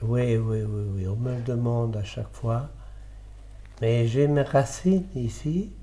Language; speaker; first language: French; early bilingual, other home language; Italian